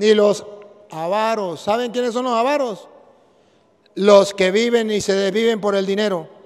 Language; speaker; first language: Spanish; native; Spanish